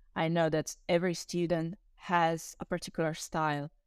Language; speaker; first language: English; non-native, fluent; Italian